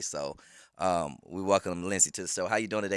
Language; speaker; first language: English; native; English